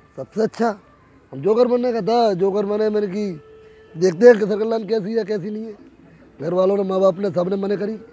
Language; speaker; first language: Hindi; native; Hindi